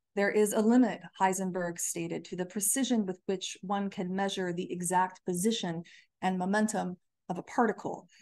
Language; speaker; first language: English; native; English